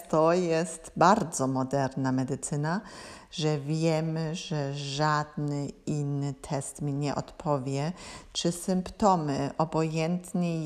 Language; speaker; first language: Polish; non-native, learner; German